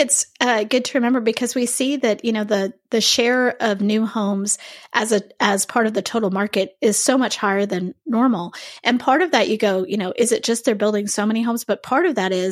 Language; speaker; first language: English; native; English